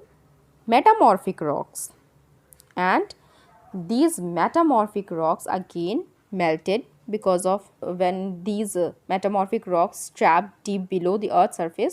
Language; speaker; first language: English; non-native, local second language; Hindi